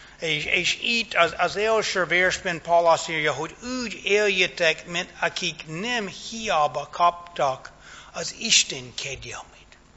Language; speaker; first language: Hungarian; non-native, fluent; English